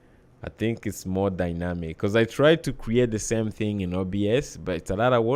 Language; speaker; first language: English; native; English